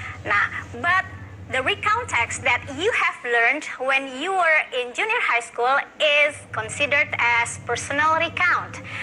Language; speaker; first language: English; non-native, fluent; Indonesian